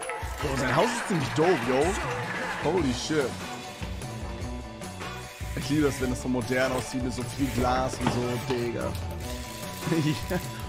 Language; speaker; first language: German; native; German